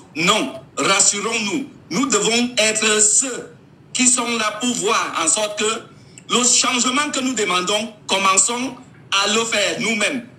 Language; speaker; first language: French; non-native, local second language; English